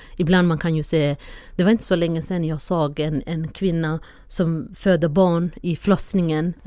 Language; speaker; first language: Swedish; non-native, fluent; Somali